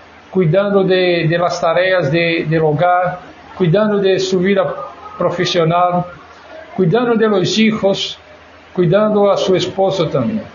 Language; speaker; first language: Spanish; non-native, fluent; Portuguese